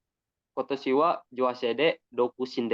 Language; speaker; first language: Japanese; non-native, learner; Indonesian